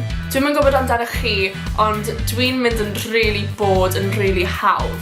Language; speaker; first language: Welsh; non-native, local second language; English